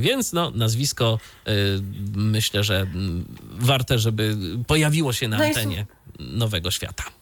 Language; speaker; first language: Polish; native; Polish